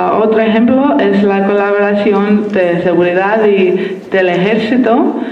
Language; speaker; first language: Spanish; non-native, fluent; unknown